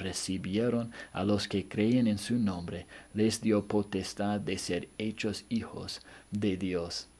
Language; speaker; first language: Spanish; non-native, fluent; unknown